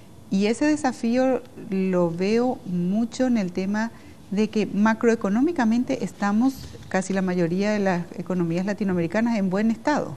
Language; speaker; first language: Spanish; native; Spanish